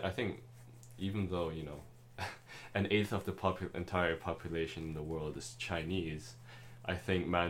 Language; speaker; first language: English; non-native, local second language; German